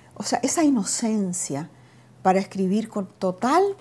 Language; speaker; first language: Spanish; native; Spanish